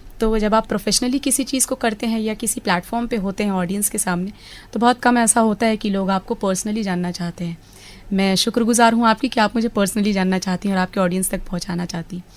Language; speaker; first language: Hindi; native; Hindi